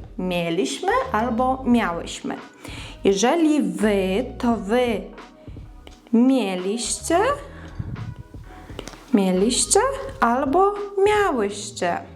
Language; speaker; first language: Polish; non-native, fluent; Ukrainian